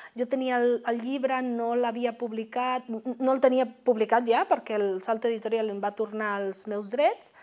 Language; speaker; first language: Catalan; non-native, fluent; Spanish